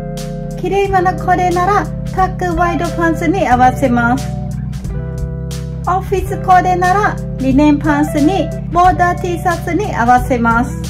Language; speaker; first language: Japanese; non-native, fluent; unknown